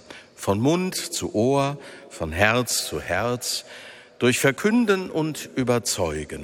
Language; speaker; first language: German; native; German